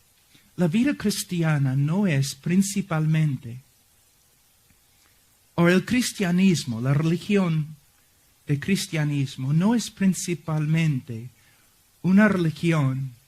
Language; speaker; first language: Spanish; non-native, fluent; English